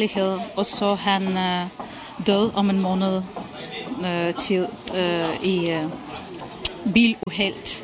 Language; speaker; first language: Danish; non-native, fluent; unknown